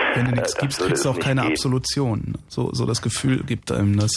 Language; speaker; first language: German; native; German